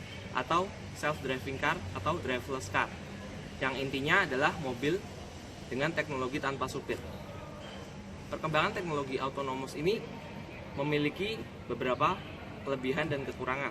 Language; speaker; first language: Indonesian; native; Indonesian